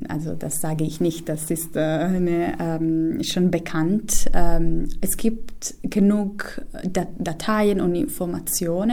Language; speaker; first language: German; non-native, fluent; Italian